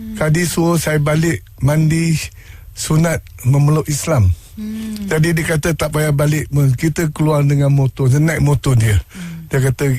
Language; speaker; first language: Malay; early bilingual, other home language; Chinese